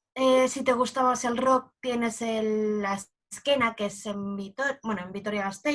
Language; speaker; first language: Spanish; native; Spanish